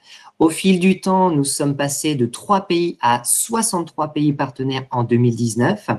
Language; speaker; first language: French; native; French